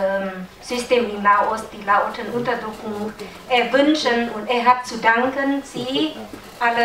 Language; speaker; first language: German; non-native, learner; Lao